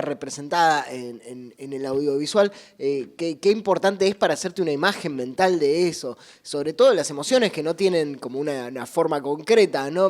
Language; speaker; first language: Spanish; native; Spanish